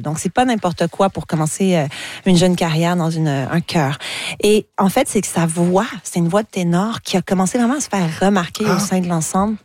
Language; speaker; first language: French; native; French